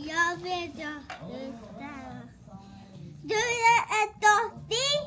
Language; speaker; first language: Swedish; early bilingual, other home language; Mongolian